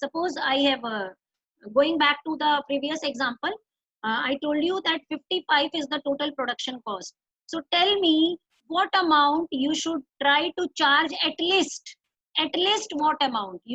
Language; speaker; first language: English; non-native, local second language; Hindi